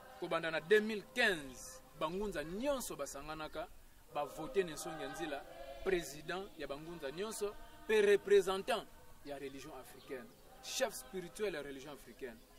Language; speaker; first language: Lingala; non-native, local second language; Kongo